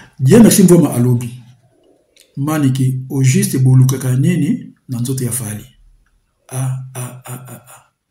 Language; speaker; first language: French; non-native, local second language; Lingala